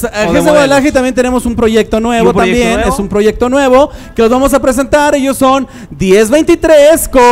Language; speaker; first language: Spanish; native; Spanish